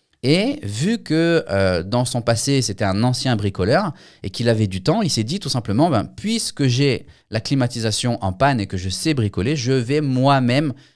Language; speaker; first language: French; native; French